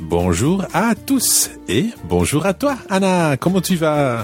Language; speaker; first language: French; non-native, fluent; English